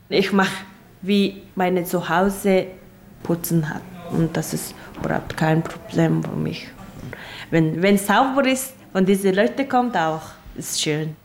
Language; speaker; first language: German; non-native, learner; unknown